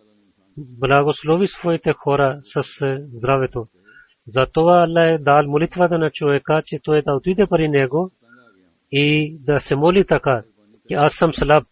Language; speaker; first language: Bulgarian; non-native, learner; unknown